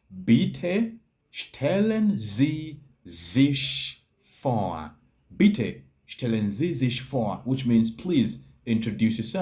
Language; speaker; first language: German; non-native, learner; English